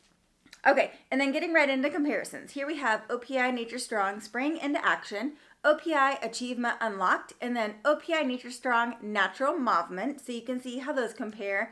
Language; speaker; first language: English; native; English